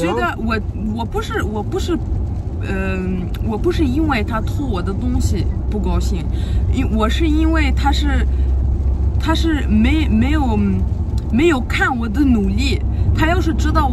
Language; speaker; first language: Chinese; non-native, fluent; French